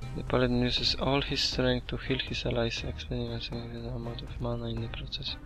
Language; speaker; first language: English; non-native, learner; Polish